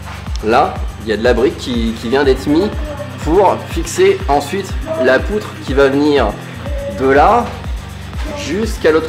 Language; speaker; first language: French; native; French